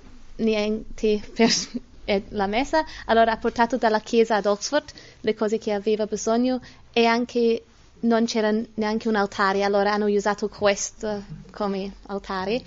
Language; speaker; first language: Italian; non-native, learner; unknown